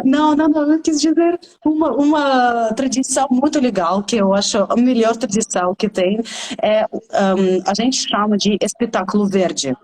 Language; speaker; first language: Portuguese; non-native, fluent; Russian